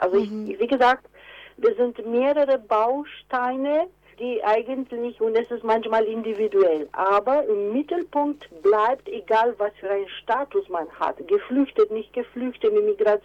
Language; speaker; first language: German; non-native, fluent; Romanian